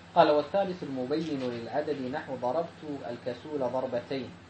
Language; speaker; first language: Arabic; native; Arabic